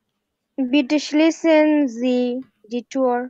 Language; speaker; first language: German; non-native, learner; Bangla